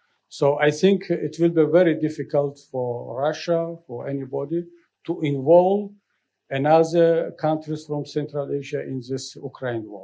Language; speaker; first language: English; non-native, learner; Tajik